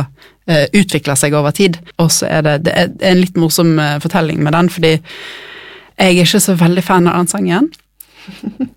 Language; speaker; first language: Norwegian; native; Norwegian